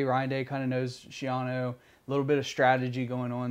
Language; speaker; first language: English; native; English